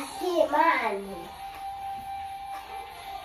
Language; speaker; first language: Portuguese; early bilingual, other home language; Haitian Creole